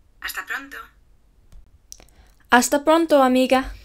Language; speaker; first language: Spanish; non-native, learner; English